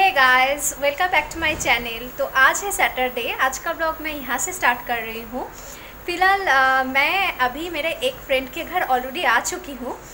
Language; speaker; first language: Hindi; non-native, local second language; Bangla